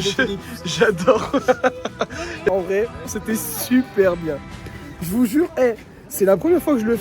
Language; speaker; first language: French; native; French